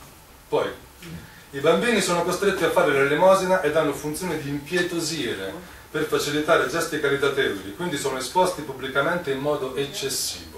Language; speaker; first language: Italian; native; Italian